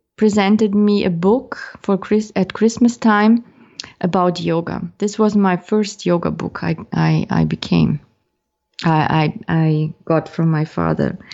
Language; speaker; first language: English; non-native, fluent; German